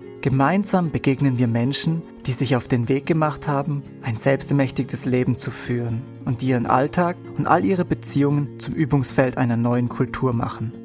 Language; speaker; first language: German; native; German